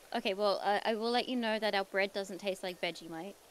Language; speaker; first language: English; native; English